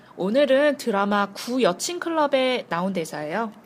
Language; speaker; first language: Korean; native; Korean